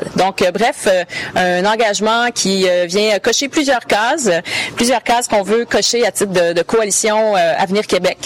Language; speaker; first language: French; native; French